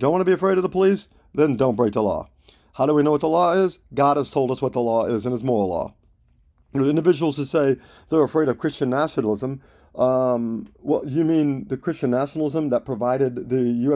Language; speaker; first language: English; native; English